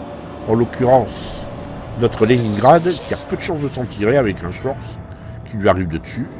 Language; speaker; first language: French; native; French